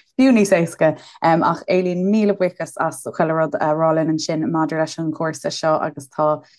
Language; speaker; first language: Irish; native; Irish